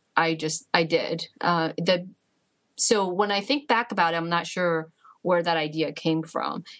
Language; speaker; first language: English; early bilingual, other home language; Chinese